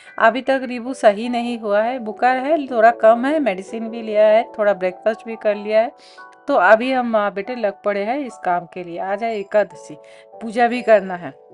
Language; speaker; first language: Hindi; non-native, local second language; Bangla